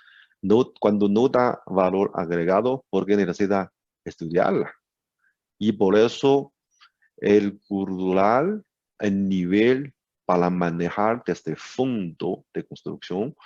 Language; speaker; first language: Spanish; non-native, learner; Chinese